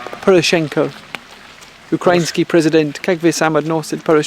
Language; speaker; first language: Russian; non-native, learner; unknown